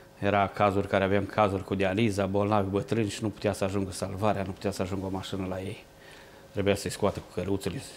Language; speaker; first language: Romanian; native; Romanian